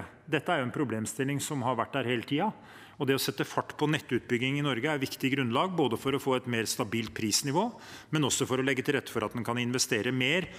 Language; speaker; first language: Norwegian; native; Norwegian